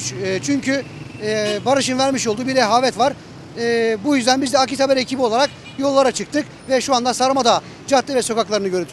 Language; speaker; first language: Turkish; native; Turkish